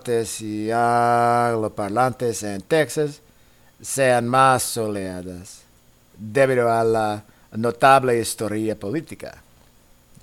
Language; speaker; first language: Spanish; non-native, learner; English